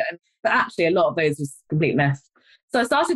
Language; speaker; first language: English; native; English